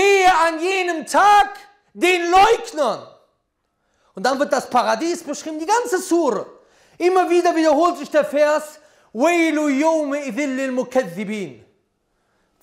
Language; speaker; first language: German; native; German